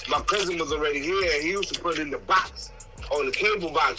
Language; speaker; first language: English; early bilingual, other home language; Spanish